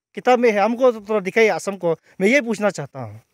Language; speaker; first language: Hindi; non-native, local second language; Nyishi